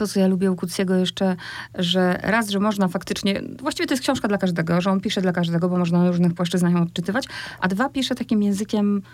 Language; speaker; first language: Polish; native; Polish